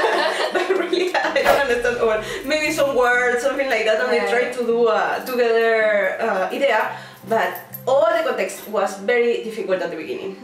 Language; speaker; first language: English; non-native, learner; Spanish